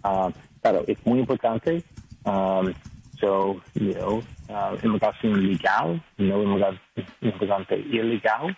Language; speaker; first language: Spanish; non-native, learner; English